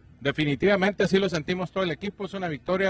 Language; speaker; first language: Spanish; native; Spanish